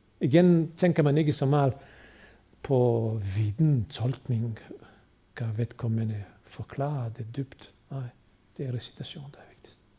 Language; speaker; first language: Danish; non-native, fluent; Bosnian